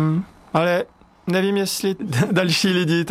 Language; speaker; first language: Czech; non-native, fluent; French